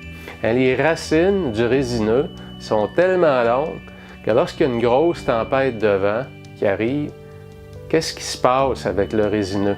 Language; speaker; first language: French; native; French